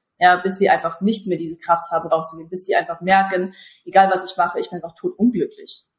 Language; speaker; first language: German; early bilingual, other home language; Russian